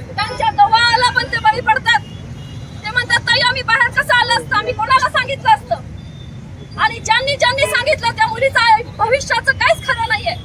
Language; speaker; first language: Marathi; native; Marathi